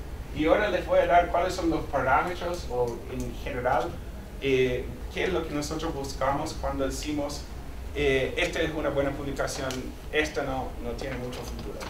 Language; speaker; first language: Spanish; non-native, fluent; English